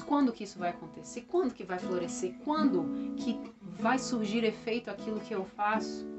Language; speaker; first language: Portuguese; native; Portuguese